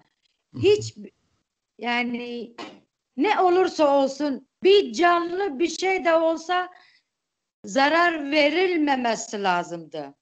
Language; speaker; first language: Turkish; non-native, local second language; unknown